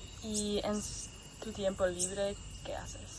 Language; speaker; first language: Spanish; non-native, learner; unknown